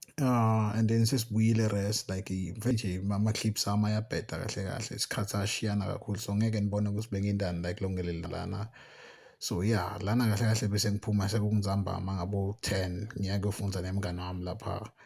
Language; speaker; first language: Zulu; non-native, local second language; Swati